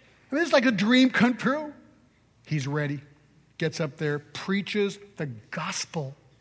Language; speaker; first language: English; early bilingual, other home language; French